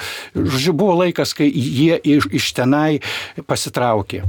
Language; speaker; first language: Lithuanian; native; Lithuanian